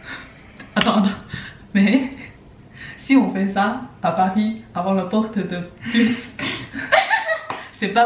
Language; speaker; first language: French; non-native, learner; Chinese